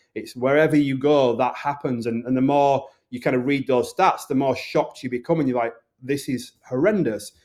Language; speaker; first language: English; native; English